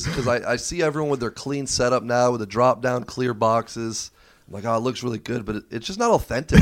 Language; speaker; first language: English; native; English